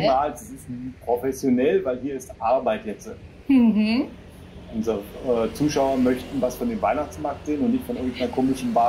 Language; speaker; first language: German; native; German